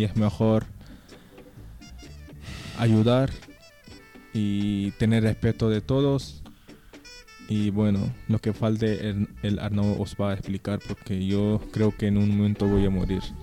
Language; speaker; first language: Spanish; non-native, learner; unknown